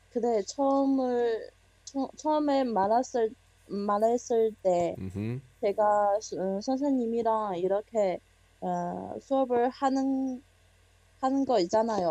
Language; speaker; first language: Korean; non-native, learner; Chinese